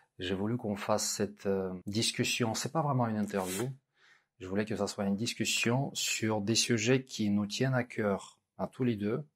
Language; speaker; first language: French; non-native, fluent; Russian